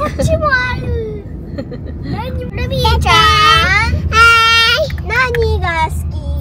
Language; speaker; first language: Japanese; non-native, learner; Filipino